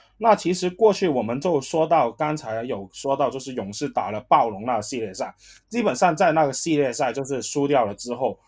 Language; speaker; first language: Chinese; non-native, local second language; Cantonese